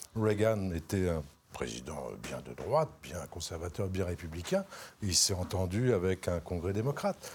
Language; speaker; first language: French; native; French